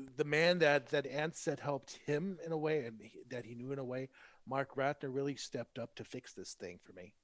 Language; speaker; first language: English; non-native, fluent; German